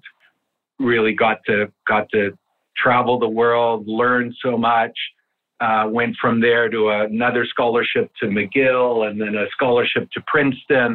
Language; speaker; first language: English; early bilingual, other home language; Italian